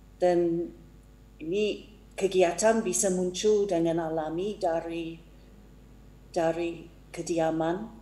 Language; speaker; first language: Indonesian; non-native, fluent; English